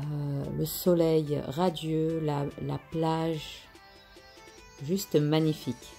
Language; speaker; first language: French; non-native, local second language; Arabic